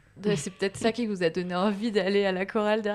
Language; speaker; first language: French; native; French